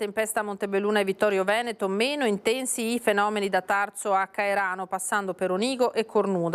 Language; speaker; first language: Italian; native; Italian